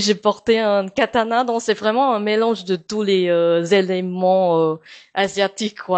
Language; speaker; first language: French; non-native, fluent; Chinese